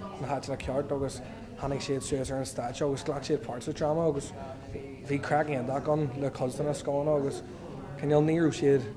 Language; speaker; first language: Irish; native; Irish